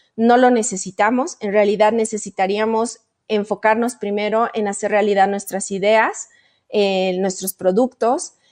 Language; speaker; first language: Spanish; native; Spanish